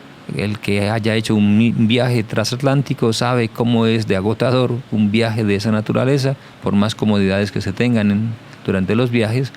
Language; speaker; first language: Spanish; native; Spanish